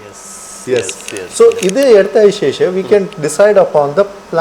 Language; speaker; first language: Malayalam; non-native, local second language; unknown